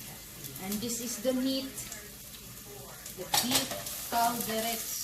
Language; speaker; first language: English; non-native, local second language; Filipino